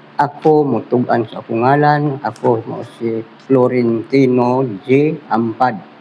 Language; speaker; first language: Cebuano; non-native, local second language; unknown